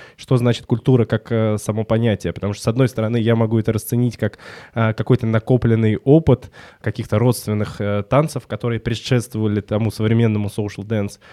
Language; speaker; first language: Russian; native; Russian